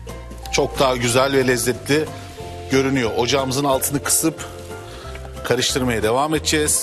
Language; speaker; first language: Turkish; native; Turkish